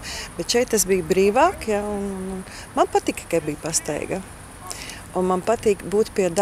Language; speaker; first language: Latvian; non-native, local second language; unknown